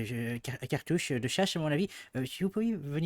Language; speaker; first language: French; native; French